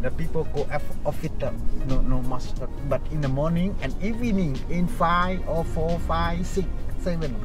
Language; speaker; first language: English; non-native, learner; Thai